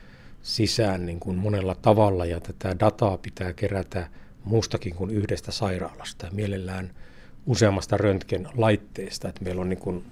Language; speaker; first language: Finnish; native; Finnish